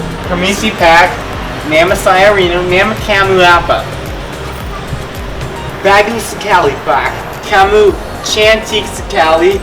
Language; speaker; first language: Indonesian; non-native, local second language; English